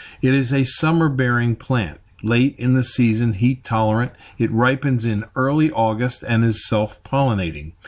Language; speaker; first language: English; native; English